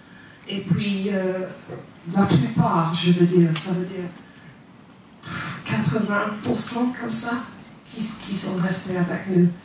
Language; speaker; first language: French; non-native, fluent; English